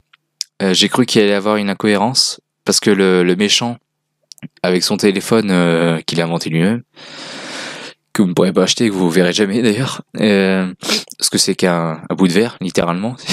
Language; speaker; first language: French; native; French